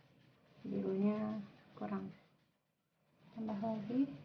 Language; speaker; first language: Indonesian; native; Indonesian